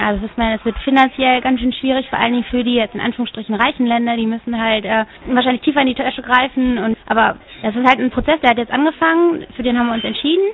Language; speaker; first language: German; native; German